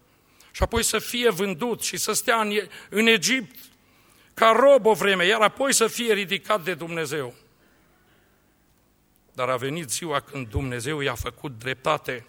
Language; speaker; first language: Romanian; native; Romanian